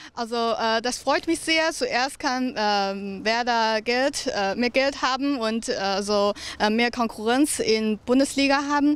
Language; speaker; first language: German; non-native, learner; Chinese